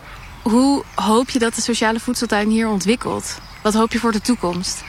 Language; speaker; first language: Dutch; native; Dutch